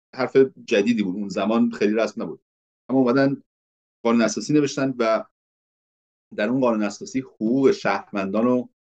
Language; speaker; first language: Persian; early bilingual, heritage; Persian